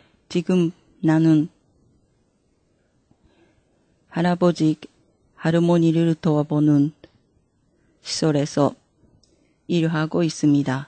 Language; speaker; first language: Korean; non-native, fluent; Japanese